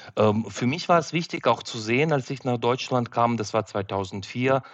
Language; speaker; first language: German; non-native, fluent; Ukrainian